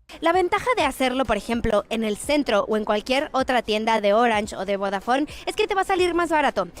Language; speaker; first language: Spanish; native; Spanish